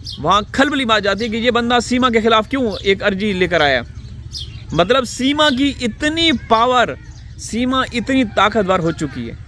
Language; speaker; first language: Urdu; native; Urdu